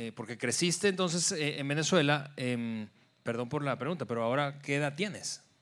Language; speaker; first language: Spanish; native; Spanish